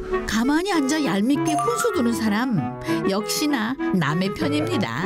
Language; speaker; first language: Korean; native; Korean